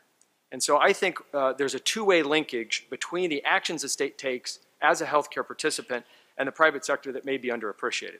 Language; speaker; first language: English; native; English